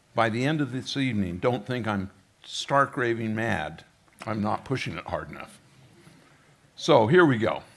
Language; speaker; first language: English; native; English